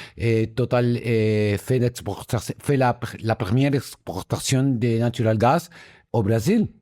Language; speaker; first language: French; non-native, learner; Spanish